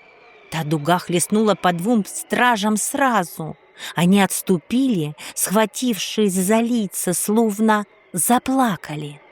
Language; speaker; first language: Russian; native; Russian